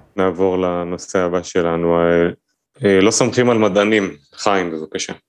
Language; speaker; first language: Hebrew; native; Hebrew